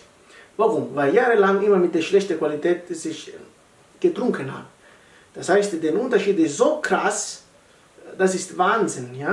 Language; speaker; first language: German; non-native, learner; Italian